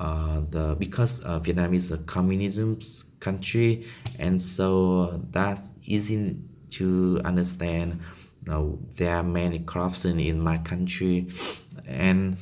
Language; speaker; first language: English; non-native, learner; Vietnamese